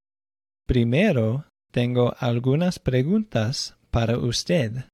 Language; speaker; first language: Spanish; non-native, fluent; English